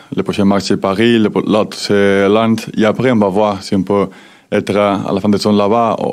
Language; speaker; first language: French; non-native, fluent; Spanish